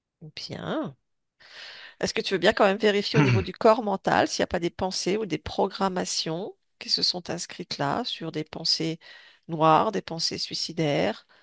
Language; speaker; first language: French; native; French